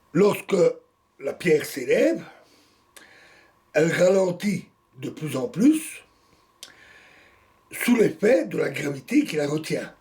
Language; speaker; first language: French; native; French